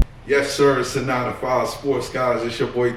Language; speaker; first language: English; native; English